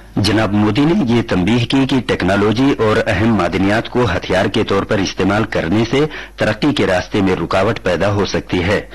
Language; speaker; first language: Urdu; native; Urdu